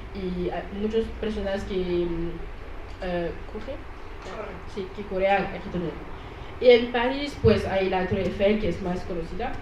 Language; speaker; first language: Spanish; non-native, learner; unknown